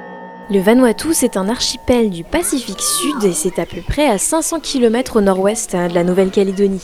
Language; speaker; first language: French; native; French